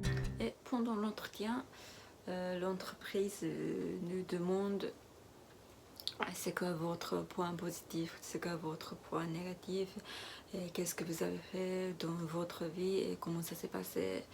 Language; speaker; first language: French; non-native, learner; Japanese